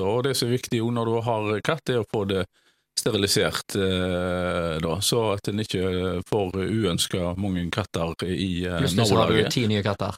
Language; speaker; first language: Norwegian; native; Norwegian